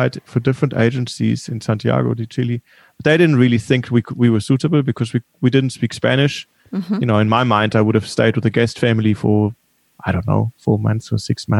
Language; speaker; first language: English; non-native, fluent; German